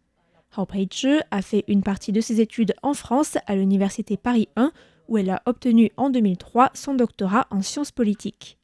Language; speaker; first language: French; native; French